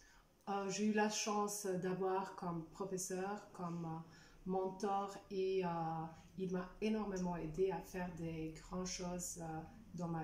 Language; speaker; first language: French; non-native, fluent; Albanian